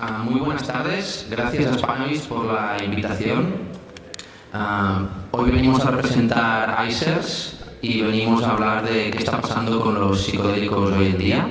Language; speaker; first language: Spanish; native; Spanish